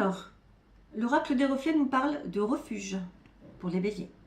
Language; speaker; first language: French; native; French